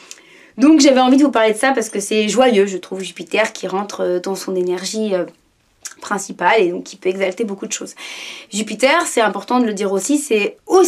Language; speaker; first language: French; native; French